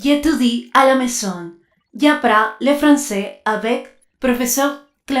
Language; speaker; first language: French; non-native, learner; Spanish